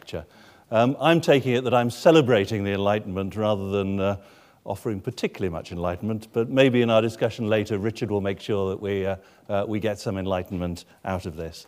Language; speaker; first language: English; native; English